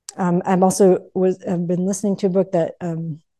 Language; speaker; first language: English; native; English